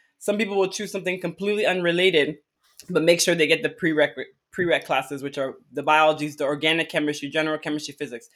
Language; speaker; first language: English; early bilingual, other home language; Akan